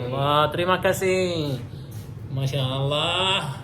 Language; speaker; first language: Indonesian; non-native, learner; Arabic